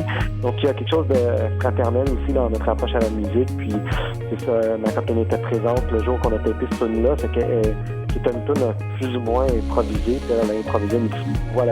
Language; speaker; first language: French; native; French